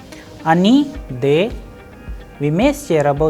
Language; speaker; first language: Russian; non-native, fluent; Hindi